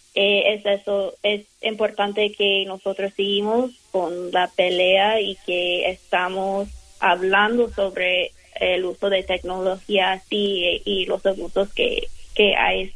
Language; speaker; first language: Spanish; non-native, learner; English